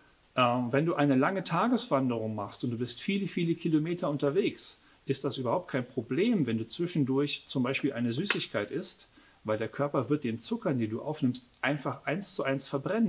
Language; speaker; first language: German; native; German